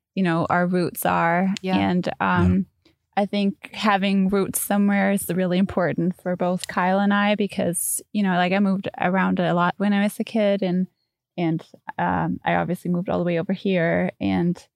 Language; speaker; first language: English; non-native, fluent; Danish